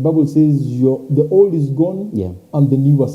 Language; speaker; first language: English; non-native, local second language; Swahili